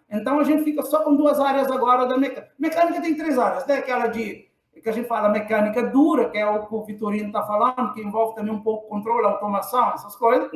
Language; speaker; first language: Portuguese; non-native, local second language; Kabuverdianu